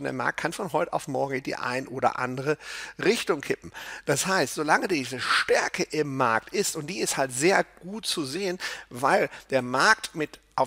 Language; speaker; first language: German; native; German